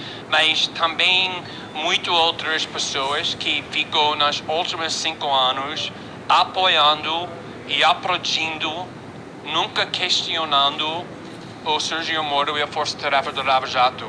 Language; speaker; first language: Portuguese; non-native, fluent; English